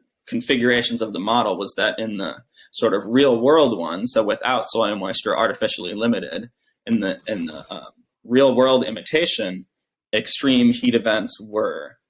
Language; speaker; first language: English; native; English